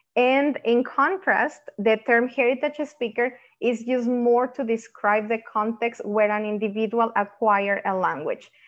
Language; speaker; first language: English; non-native, fluent; Spanish